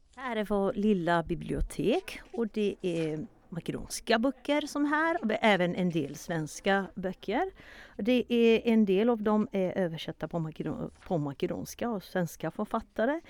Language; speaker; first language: Swedish; non-native, learner; Macedonian